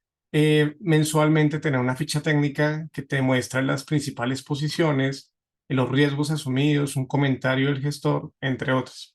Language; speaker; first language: Spanish; native; Spanish